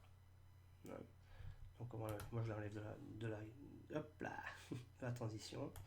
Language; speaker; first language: French; native; French